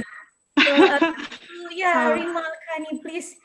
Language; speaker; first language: English; non-native, learner; Indonesian